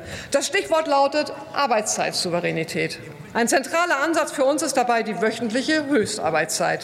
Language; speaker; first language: German; native; German